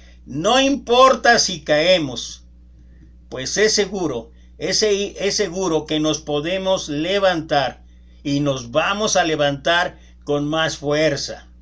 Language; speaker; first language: Spanish; native; Spanish